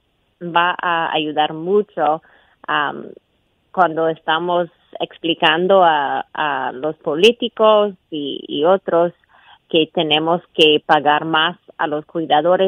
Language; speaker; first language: Spanish; non-native, fluent; English